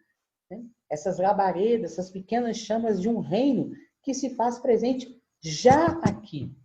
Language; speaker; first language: Portuguese; native; Portuguese